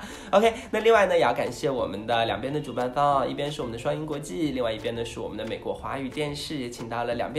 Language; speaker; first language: Chinese; native; Chinese